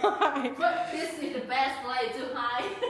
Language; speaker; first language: English; non-native, learner; Vietnamese